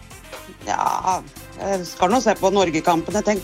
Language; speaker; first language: Norwegian; native; Norwegian